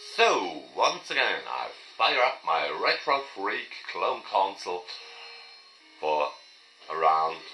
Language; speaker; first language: English; non-native, fluent; German